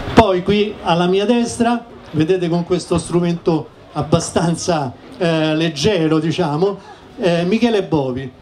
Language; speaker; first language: Italian; native; Italian